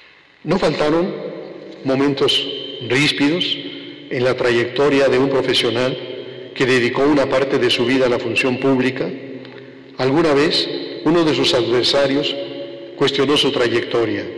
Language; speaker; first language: Spanish; native; Spanish